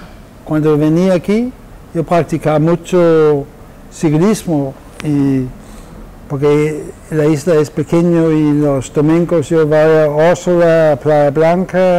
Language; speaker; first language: Spanish; non-native, fluent; Danish